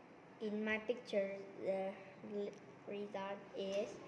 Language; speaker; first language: English; non-native, learner; Vietnamese